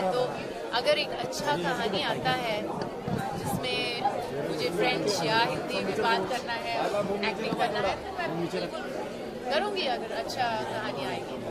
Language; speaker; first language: Hindi; non-native, local second language; French